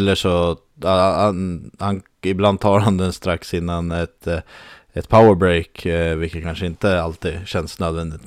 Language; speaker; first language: Swedish; native; Swedish